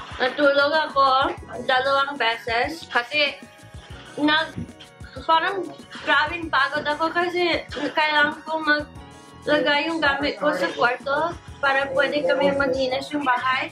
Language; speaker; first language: Filipino; early bilingual, heritage; English